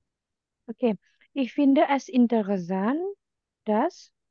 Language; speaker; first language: German; non-native, fluent; Indonesian